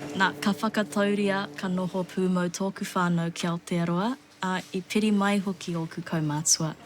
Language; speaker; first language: Māori; non-native, local second language; Chinese